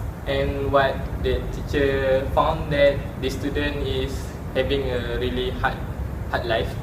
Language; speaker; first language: English; non-native, local second language; Malay